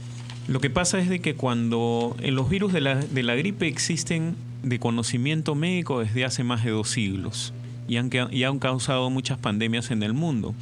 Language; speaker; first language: Spanish; native; Spanish